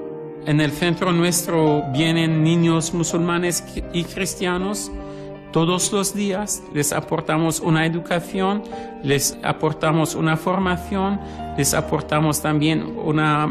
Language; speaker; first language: Spanish; non-native, fluent; Arabic